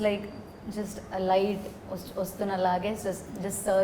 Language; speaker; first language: Telugu; non-native, learner; Malayalam